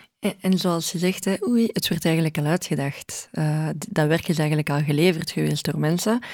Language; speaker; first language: Dutch; early bilingual, other home language; Arabic